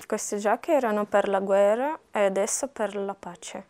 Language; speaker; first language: Italian; non-native, learner; Ukrainian